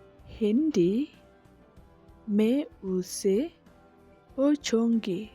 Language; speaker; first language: Hindi; non-native, local second language; Khasi